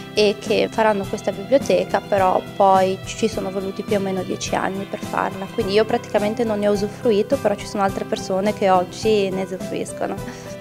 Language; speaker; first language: Italian; early bilingual, other home language; Arabic